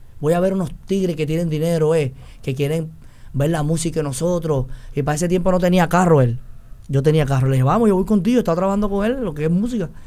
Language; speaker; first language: Spanish; native; Spanish